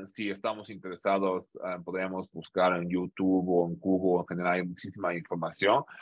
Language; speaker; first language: Spanish; non-native, fluent; Chinese